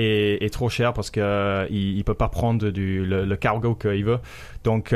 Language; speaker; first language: French; non-native, fluent; English